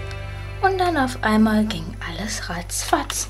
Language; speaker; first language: German; early bilingual, other home language; Russian